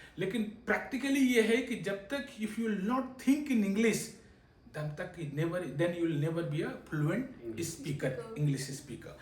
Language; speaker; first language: Hindi; native; Hindi